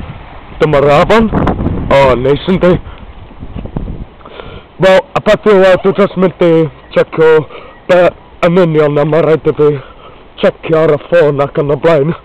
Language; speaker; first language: Welsh; non-native, learner; English